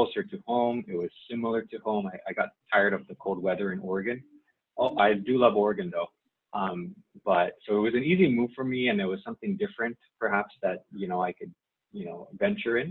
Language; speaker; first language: English; non-native, fluent; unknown